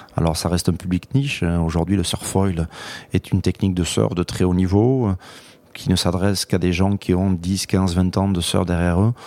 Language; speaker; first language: French; native; French